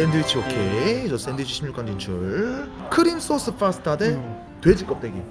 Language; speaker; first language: Korean; native; Korean